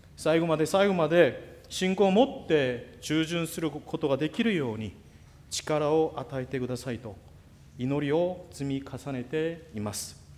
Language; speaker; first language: Japanese; non-native, fluent; Korean